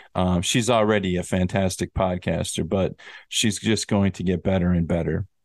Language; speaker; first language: English; native; English